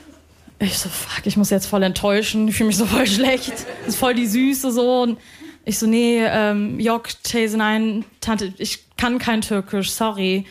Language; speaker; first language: German; early bilingual, other home language; Arabic